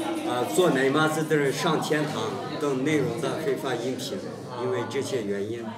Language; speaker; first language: Chinese; non-native, local second language; Uyghur